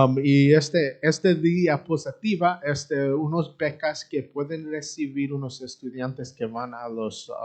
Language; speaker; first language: Spanish; early bilingual, heritage; Spanish